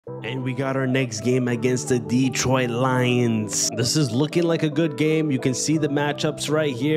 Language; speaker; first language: English; native; English